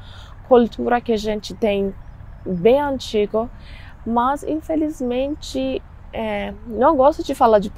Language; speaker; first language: Portuguese; non-native, learner; Persian